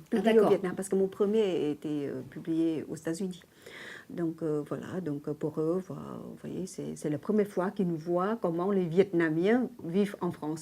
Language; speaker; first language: French; non-native, fluent; Vietnamese